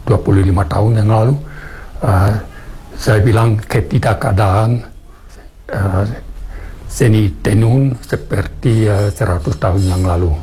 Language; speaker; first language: Indonesian; non-native, fluent; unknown